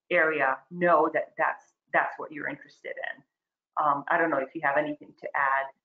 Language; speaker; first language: English; non-native, fluent; Croatian